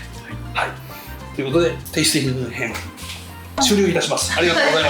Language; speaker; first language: Japanese; native; Japanese